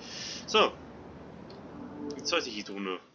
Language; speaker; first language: German; native; German